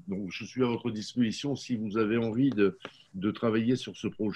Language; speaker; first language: French; native; French